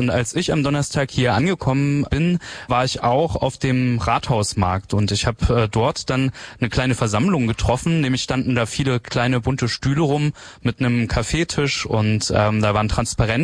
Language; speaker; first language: German; native; German